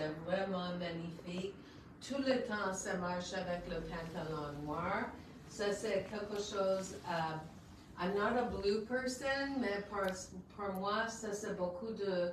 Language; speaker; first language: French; non-native, local second language; English